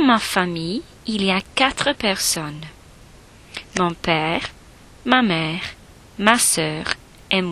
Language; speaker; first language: French; non-native, learner; English